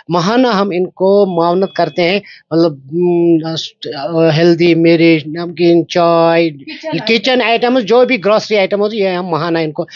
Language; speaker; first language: Hindi; non-native, local second language; Kashmiri